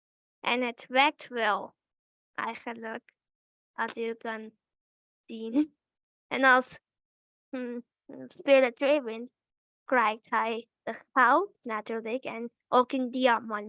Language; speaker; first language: Dutch; early bilingual, other home language; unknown